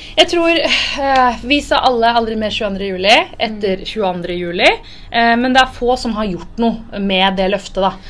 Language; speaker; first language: Norwegian; early bilingual, other home language; Tamil